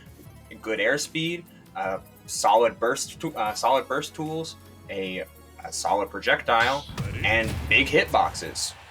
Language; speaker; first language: English; native; English